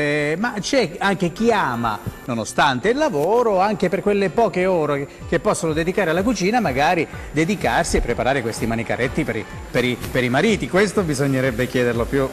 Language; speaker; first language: Italian; native; Italian